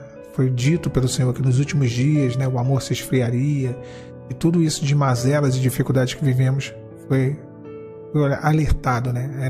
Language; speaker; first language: Portuguese; native; Portuguese